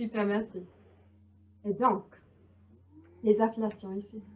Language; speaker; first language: French; non-native, learner; English